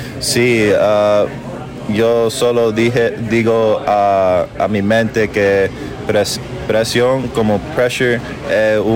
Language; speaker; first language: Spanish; early bilingual, heritage; English